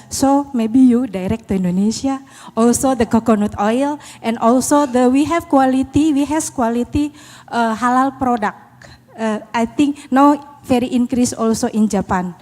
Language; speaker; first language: English; non-native, learner; Indonesian